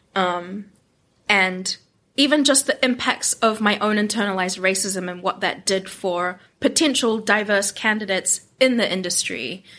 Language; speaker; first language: English; non-native, local second language; Japanese